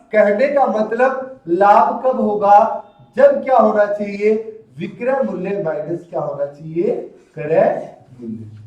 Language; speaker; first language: Hindi; native; Hindi